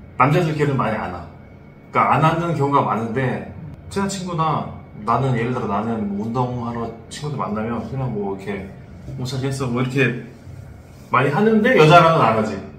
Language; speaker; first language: Korean; native; Korean